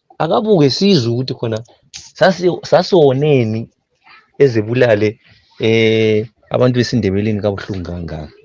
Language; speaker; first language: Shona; non-native, local second language; North Ndebele